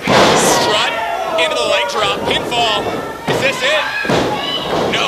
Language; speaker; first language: English; native; English